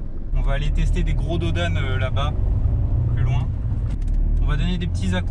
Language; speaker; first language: French; native; French